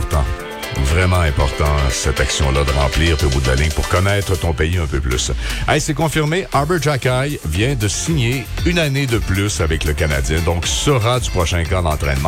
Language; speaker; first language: French; native; French